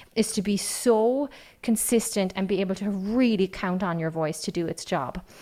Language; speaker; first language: English; native; English